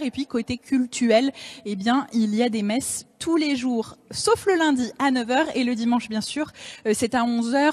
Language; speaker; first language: French; native; French